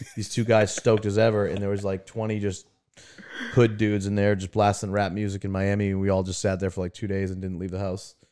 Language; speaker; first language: English; native; English